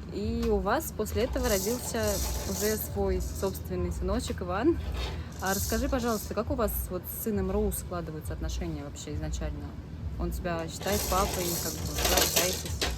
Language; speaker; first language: Russian; native; Russian